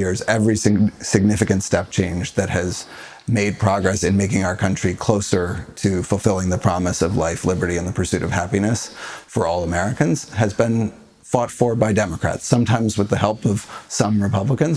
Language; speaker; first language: English; native; English